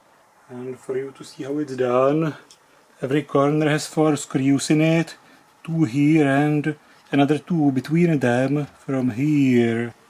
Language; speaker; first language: English; non-native, fluent; Czech